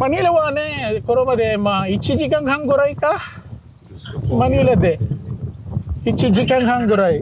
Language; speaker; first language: Japanese; non-native, learner; Pampanga